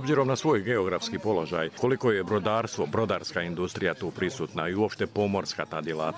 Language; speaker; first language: Serbian; native; Serbian